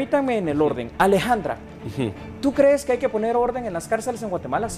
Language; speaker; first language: Spanish; native; Spanish